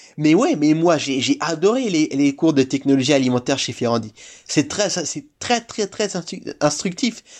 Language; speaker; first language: French; native; French